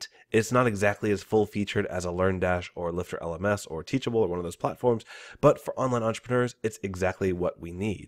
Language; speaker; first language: English; native; English